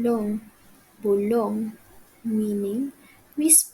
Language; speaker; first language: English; non-native, local second language; Filipino